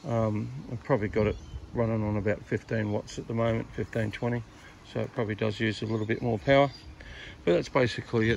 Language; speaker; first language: English; native; English